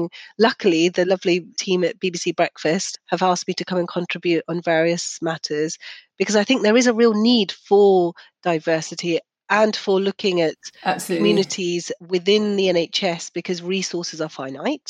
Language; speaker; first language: English; early bilingual, other home language; Punjabi